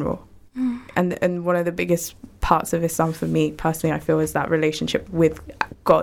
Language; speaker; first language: English; native; English